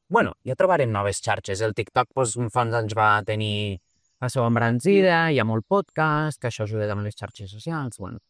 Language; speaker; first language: Catalan; early bilingual, other home language; Portuguese